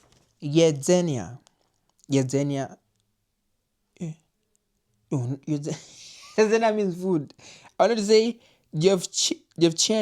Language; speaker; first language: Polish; non-native, learner; English